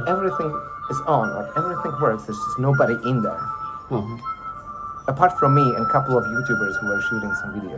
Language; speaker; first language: English; non-native, fluent; Slovak